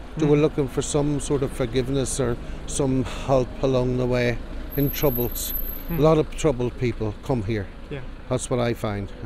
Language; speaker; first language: English; native; English